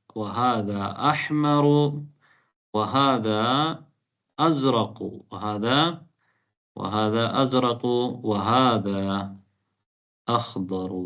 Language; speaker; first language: Arabic; non-native, fluent; Tamil